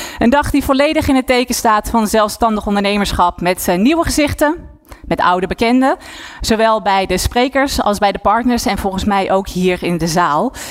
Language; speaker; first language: Dutch; native; Dutch